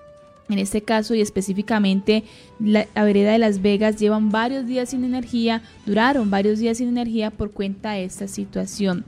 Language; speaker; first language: Spanish; native; Spanish